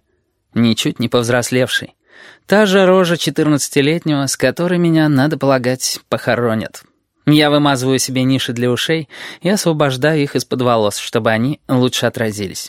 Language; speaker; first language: Russian; native; Russian